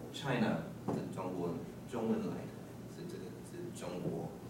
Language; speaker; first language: Chinese; non-native, learner; English